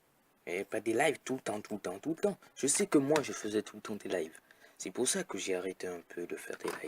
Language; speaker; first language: French; native; French